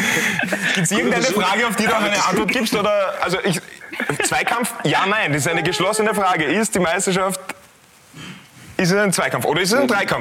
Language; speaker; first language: German; native; German